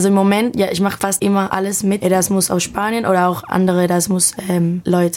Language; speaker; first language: German; non-native, learner; Spanish